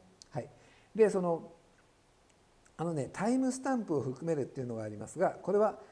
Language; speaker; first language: Japanese; native; Japanese